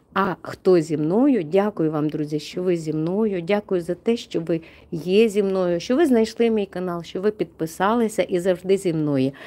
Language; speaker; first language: Ukrainian; non-native, local second language; Russian